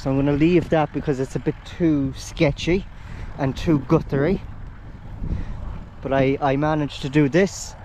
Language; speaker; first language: English; native; English